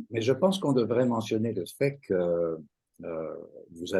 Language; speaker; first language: French; native; French